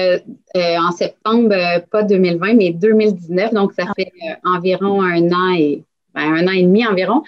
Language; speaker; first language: French; native; French